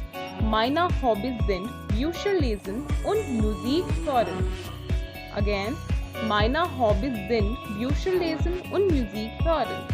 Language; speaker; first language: German; non-native, learner; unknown